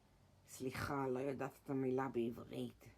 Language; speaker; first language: Hebrew; early bilingual, heritage; English